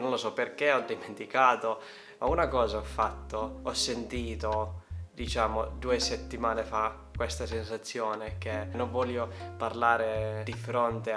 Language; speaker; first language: Italian; non-native, learner; Finnish